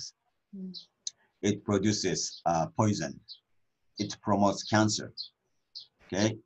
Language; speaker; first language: English; non-native, learner; Japanese